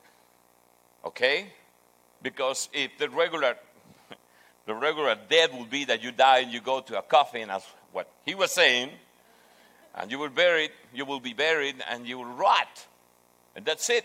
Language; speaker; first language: English; non-native, fluent; Spanish